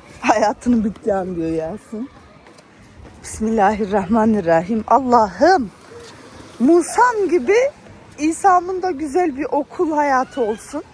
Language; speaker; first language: Turkish; early bilingual, heritage; Turkish